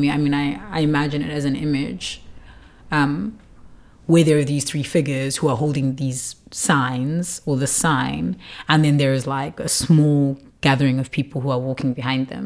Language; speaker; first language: English; non-native, local second language; Xhosa